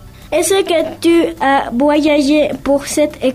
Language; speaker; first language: French; non-native, learner; Spanish